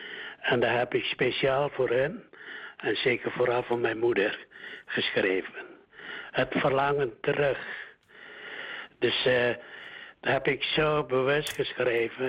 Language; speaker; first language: Dutch; early bilingual, other home language; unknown